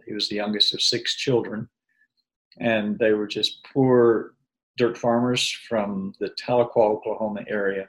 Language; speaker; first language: English; native; English